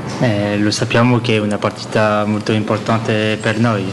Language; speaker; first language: Italian; non-native, learner; French